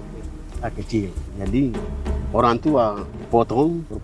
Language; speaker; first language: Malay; non-native, local second language; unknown